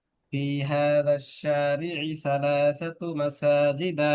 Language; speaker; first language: Arabic; non-native, fluent; Bangla